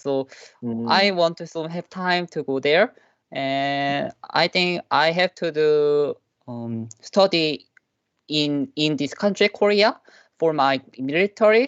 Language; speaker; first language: English; non-native, learner; Korean